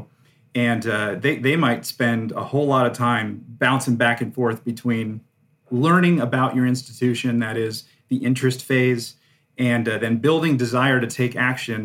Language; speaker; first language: English; native; English